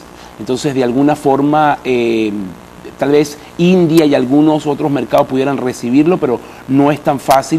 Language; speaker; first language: Spanish; native; Spanish